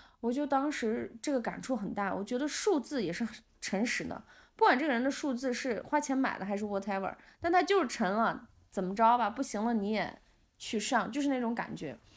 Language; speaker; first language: Chinese; non-native, local second language; Uyghur